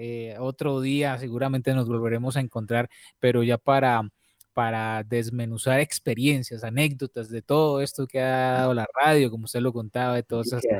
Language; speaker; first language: Spanish; native; Spanish